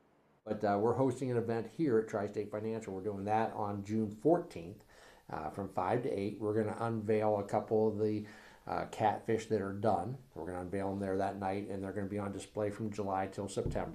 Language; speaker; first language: English; native; English